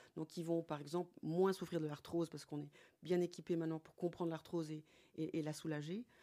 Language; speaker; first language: French; native; French